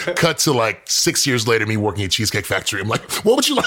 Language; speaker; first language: English; native; English